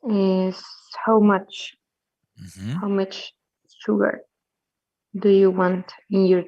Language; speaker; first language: English; non-native, learner; Spanish